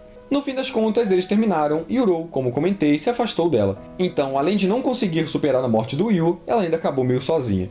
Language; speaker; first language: Portuguese; native; Portuguese